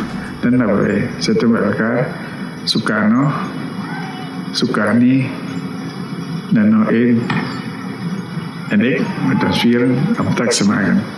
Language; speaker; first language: Dutch; non-native, local second language; Minangkabau